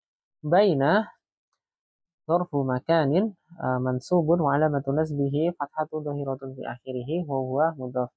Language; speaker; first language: Arabic; non-native, fluent; Indonesian